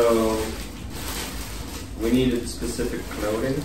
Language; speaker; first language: English; non-native, fluent; Dutch